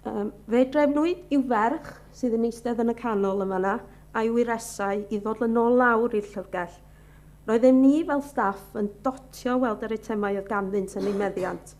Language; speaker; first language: Welsh; native; Welsh